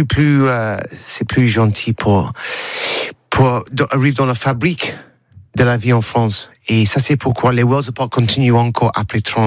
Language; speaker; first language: French; non-native, learner; English